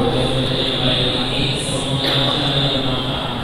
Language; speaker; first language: Indonesian; non-native, fluent; Arabic